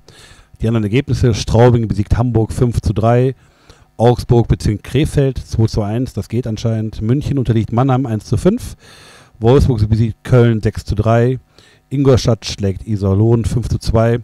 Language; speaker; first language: German; native; German